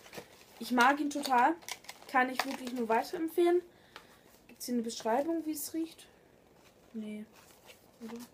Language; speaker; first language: German; native; German